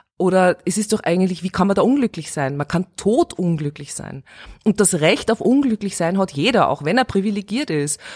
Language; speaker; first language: German; early bilingual, other home language; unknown